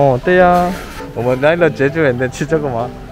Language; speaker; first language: Chinese; non-native, fluent; Korean